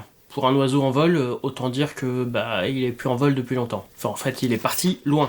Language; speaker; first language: French; native; French